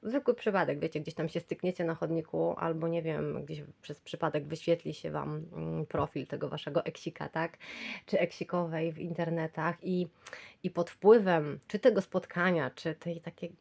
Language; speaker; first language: Polish; native; Polish